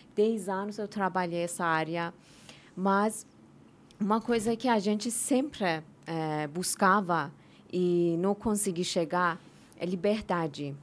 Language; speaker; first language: Portuguese; non-native, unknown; Persian